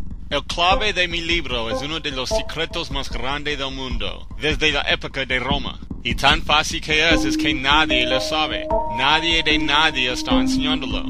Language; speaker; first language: Spanish; non-native, learner; English